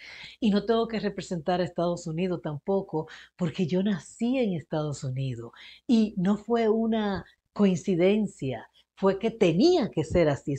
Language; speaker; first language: Spanish; early bilingual, heritage; Spanish